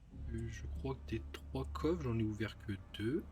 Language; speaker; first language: French; native; French